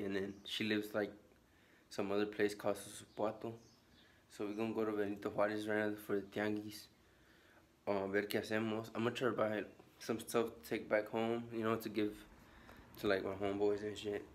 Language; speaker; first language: English; early bilingual, other home language; Spanish